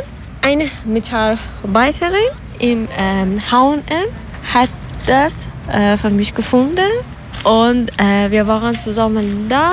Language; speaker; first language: German; non-native, learner; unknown